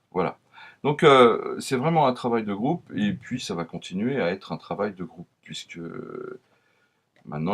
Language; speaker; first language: French; native; French